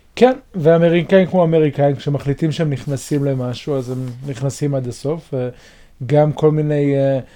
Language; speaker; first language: Hebrew; native; Hebrew